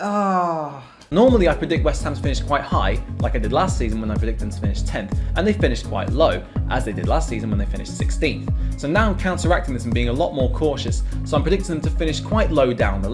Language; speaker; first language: English; native; English